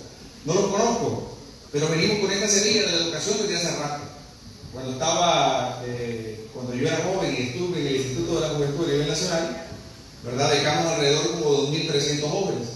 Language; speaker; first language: Spanish; native; Spanish